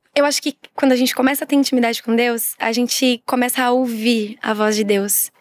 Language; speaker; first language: Portuguese; native; Portuguese